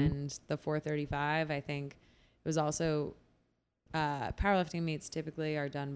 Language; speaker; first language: English; native; English